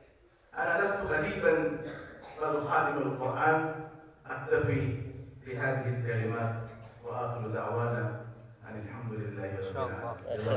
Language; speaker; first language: Arabic; non-native, fluent; Urdu